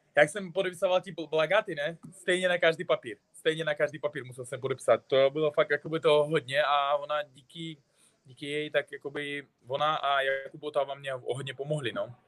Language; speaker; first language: Czech; non-native, fluent; Uzbek